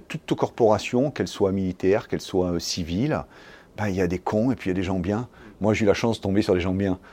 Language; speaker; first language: French; native; French